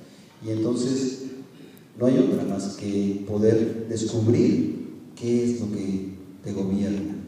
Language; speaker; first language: Spanish; native; Spanish